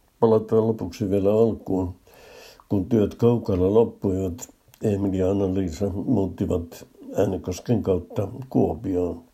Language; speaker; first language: Finnish; native; Finnish